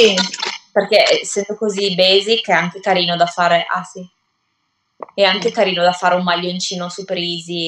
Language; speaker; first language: Italian; native; Italian